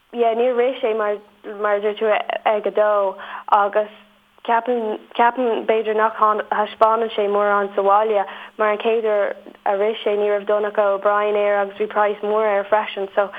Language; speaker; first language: Irish; non-native, local second language; English